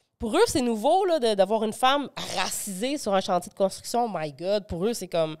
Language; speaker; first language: French; early bilingual, other home language; Spanish